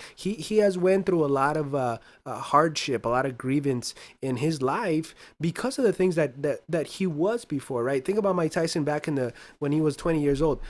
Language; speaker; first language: English; early bilingual, other home language; Spanish